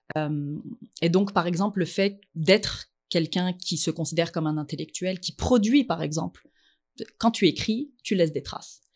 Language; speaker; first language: French; early bilingual, other home language; Arabic